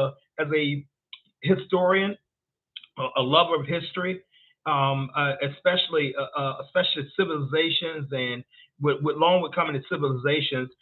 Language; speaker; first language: English; native; English